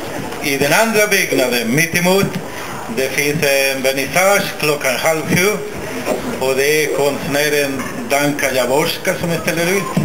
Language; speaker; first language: Swedish; non-native, fluent; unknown